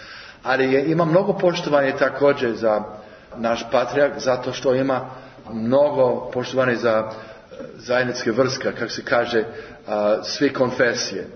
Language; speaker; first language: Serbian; non-native, learner; English